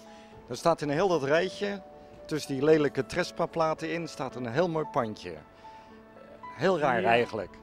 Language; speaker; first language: Dutch; native; Dutch